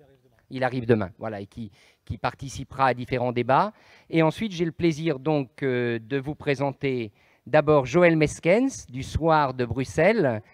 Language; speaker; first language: French; native; French